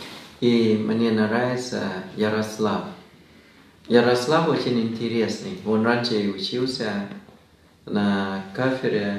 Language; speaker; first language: Russian; non-native, fluent; Thai